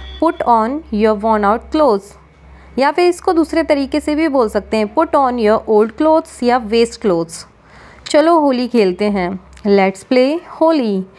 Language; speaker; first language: Hindi; native; Hindi